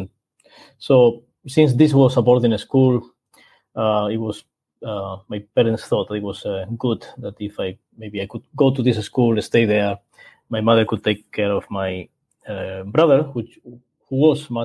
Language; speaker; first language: English; non-native, fluent; Spanish